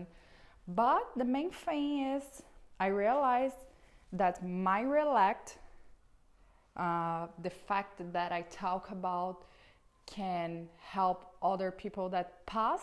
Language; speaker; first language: English; non-native, learner; Portuguese